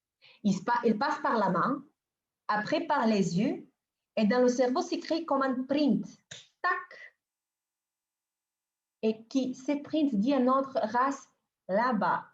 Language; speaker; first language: French; non-native, fluent; Bulgarian